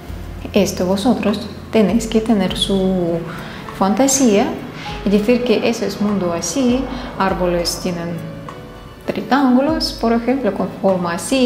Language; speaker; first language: Spanish; non-native, fluent; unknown